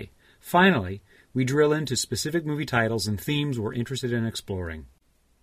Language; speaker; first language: English; native; English